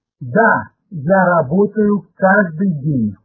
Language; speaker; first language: Russian; non-native, fluent; Chinese